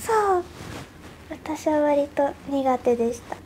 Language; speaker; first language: Japanese; native; Japanese